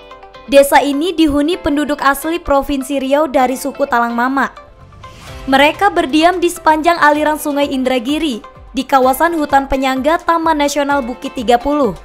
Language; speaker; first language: Indonesian; native; Indonesian